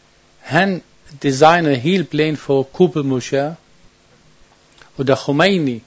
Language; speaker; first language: Danish; non-native, learner; Arabic